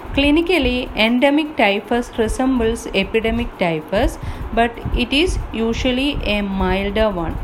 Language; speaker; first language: English; non-native, local second language; Malayalam